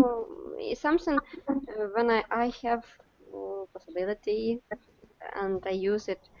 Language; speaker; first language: English; non-native, learner; Russian